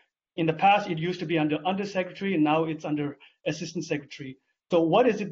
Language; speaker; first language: English; non-native, local second language; Tibetan